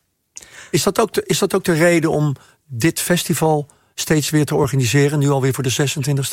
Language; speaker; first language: Dutch; native; Dutch